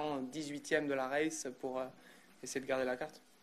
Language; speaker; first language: French; native; French